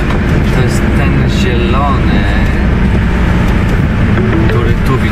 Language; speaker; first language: Polish; native; Polish